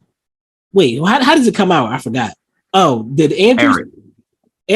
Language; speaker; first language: English; native; English